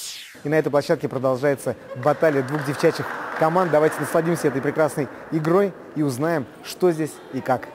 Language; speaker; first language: Russian; native; Russian